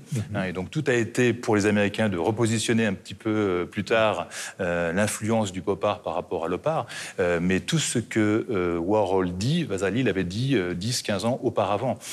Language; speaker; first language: French; native; French